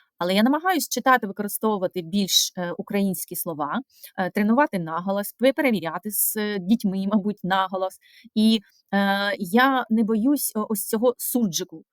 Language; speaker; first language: Ukrainian; non-native, local second language; Russian